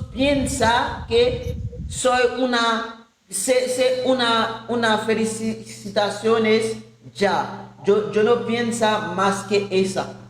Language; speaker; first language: Spanish; non-native, learner; Haitian Creole